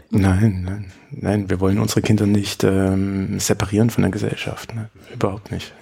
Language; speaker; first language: German; native; German